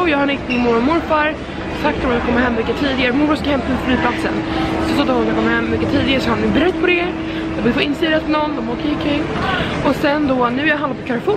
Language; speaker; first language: Swedish; native; Swedish